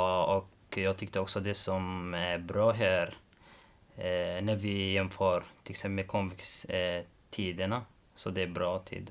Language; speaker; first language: Swedish; non-native, learner; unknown